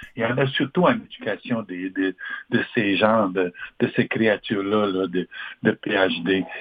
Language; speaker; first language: French; non-native, local second language; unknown